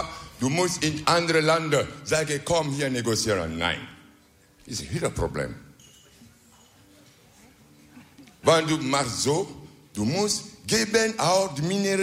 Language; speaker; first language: Dutch; non-native, learner; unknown